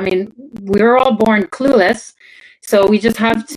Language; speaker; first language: English; non-native, fluent; French